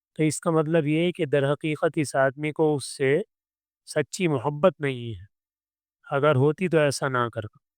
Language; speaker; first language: Urdu; native; Urdu